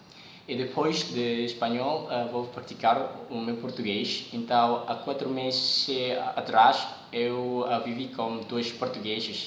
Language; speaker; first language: Portuguese; non-native, learner; Indonesian